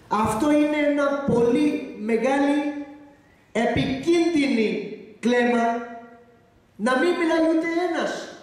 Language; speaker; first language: Greek; non-native, learner; Urdu